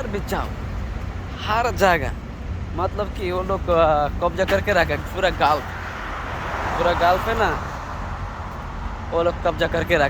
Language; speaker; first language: Hindi; non-native, local second language; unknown